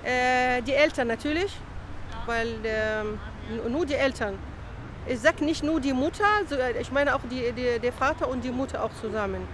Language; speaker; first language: German; non-native, fluent; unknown